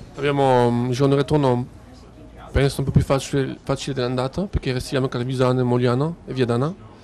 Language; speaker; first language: Italian; non-native, fluent; French